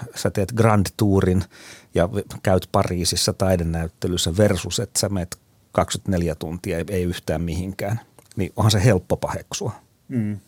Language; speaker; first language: Finnish; native; Finnish